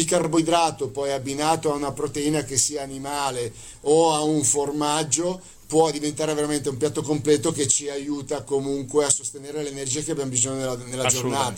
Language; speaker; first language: Italian; native; Italian